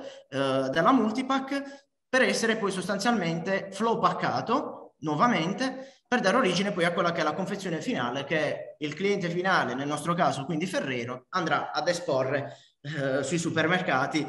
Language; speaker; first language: Italian; native; Italian